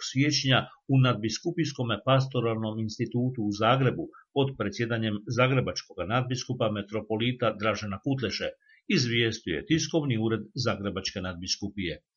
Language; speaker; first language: Croatian; native; Croatian